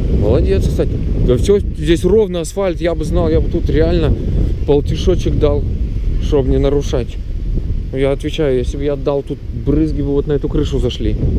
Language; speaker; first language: Russian; early bilingual, heritage; Russian